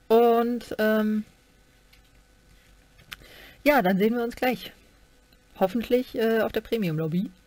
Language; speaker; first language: German; native; German